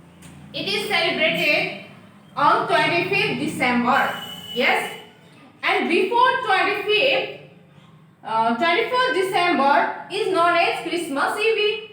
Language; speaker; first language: English; non-native, local second language; Nepali